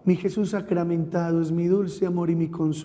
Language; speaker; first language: Spanish; native; Spanish